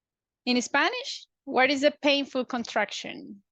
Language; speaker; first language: English; non-native, fluent; Spanish